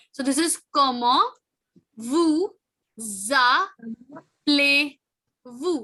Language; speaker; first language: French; non-native, fluent; Hindi